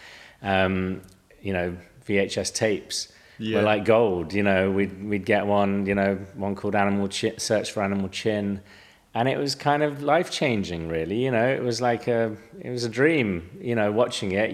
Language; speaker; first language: English; native; English